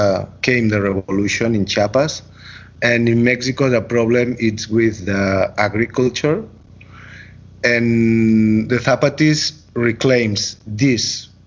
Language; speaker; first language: English; non-native, learner; Catalan